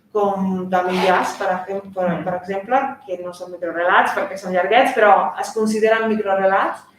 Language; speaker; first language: Catalan; non-native, fluent; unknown